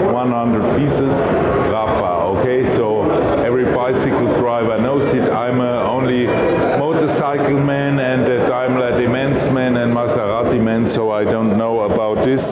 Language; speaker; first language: English; non-native, fluent; German